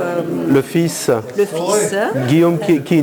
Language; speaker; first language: French; native; French